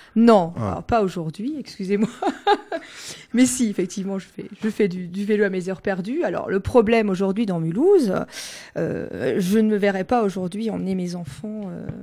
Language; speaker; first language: French; non-native, local second language; Swiss German